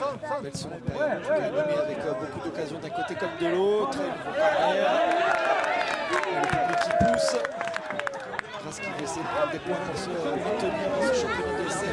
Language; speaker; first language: French; native; French